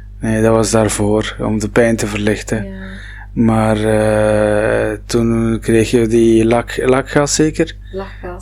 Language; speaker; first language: Dutch; non-native, local second language; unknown